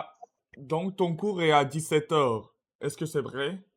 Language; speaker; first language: French; non-native, learner; Russian